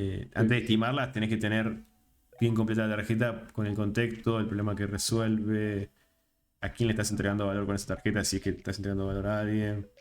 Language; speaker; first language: Spanish; native; Spanish